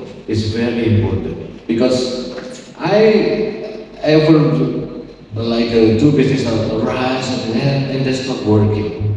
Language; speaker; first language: English; non-native, fluent; Indonesian